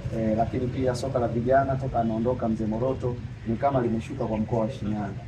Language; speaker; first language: Swahili; native; Swahili